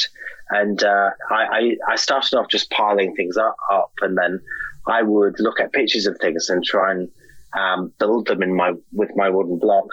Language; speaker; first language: English; native; English